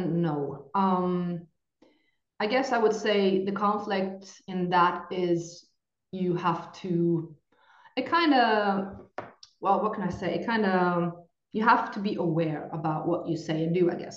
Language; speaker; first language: English; non-native, fluent; Norwegian